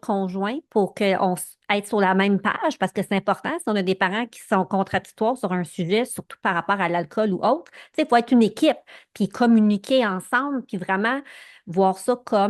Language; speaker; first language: French; native; French